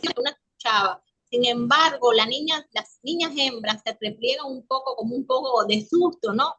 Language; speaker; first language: Spanish; native; Spanish